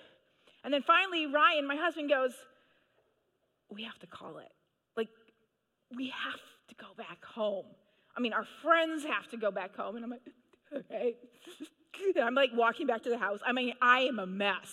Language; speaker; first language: English; native; English